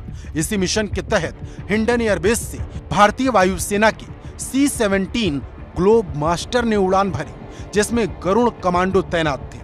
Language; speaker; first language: Hindi; native; Hindi